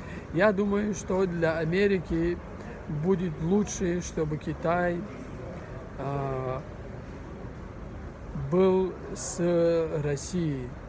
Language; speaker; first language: Russian; non-native, fluent; Persian